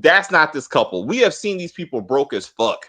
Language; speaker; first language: English; native; English